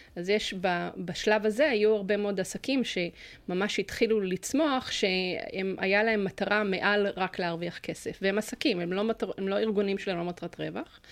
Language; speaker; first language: Hebrew; early bilingual, other home language; English